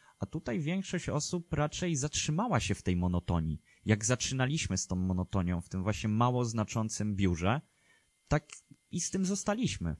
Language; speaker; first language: Polish; native; Polish